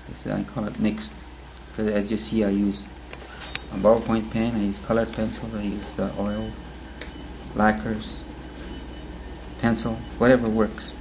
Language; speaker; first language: English; early bilingual, other home language; Ukrainian